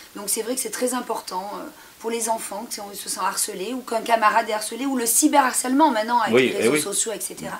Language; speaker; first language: French; native; French